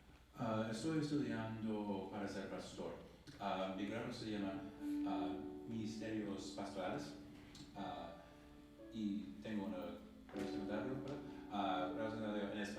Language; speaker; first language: Spanish; non-native, learner; English